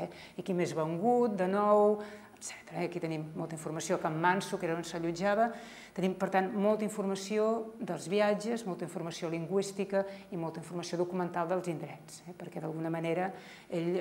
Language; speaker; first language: Catalan; native; Catalan